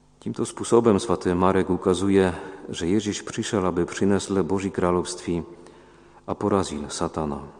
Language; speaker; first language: Czech; non-native, fluent; Polish